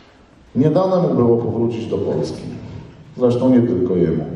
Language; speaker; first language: Polish; native; Polish